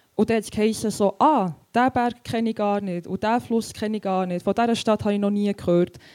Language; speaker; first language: German; native; German